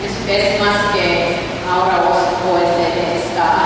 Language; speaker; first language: Spanish; non-native, learner; Finnish